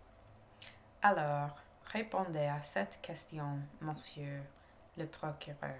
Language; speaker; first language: French; non-native, learner; English